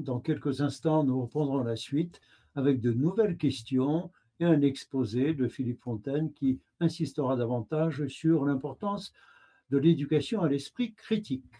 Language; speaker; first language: French; native; French